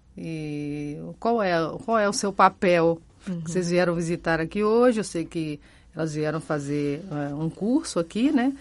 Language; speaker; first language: Portuguese; native; Portuguese